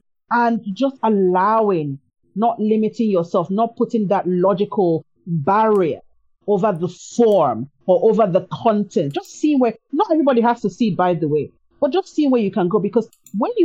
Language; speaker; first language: English; non-native, local second language; Igbo